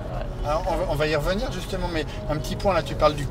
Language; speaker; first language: French; native; French